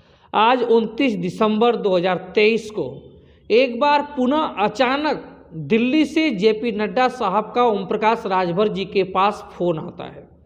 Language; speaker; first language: Hindi; native; Hindi